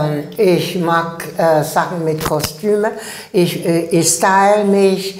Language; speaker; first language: German; non-native, learner; English